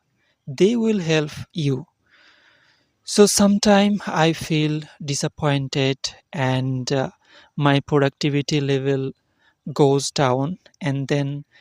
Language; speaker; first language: English; non-native, learner; Bangla